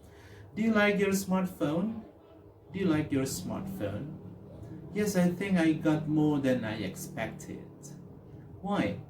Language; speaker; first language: English; non-native, fluent; Indonesian